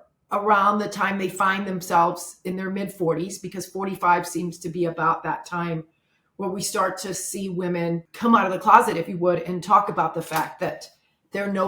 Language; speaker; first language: English; native; English